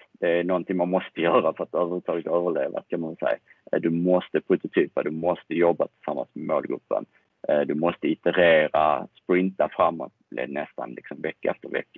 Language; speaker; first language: Swedish; native; Swedish